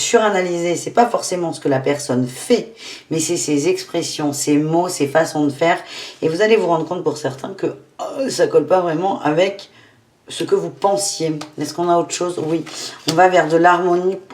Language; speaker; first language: French; native; French